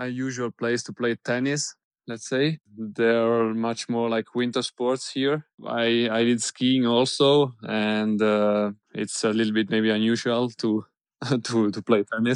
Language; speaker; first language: English; non-native, fluent; German